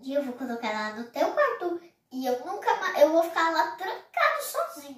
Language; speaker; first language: Portuguese; native; Portuguese